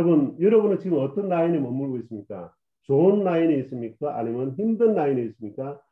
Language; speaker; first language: Korean; native; Korean